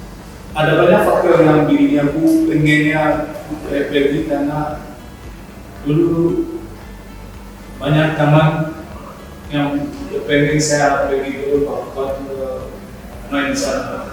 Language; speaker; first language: Indonesian; non-native, fluent; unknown